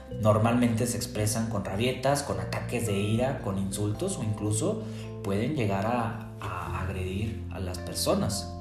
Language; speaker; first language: Spanish; native; Spanish